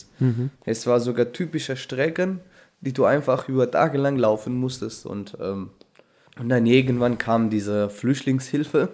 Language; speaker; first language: German; non-native, fluent; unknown